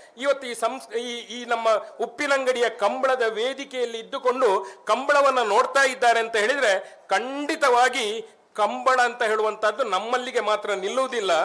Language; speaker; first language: Kannada; non-native, local second language; Tulu